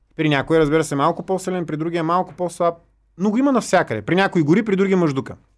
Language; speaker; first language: Bulgarian; native; Bulgarian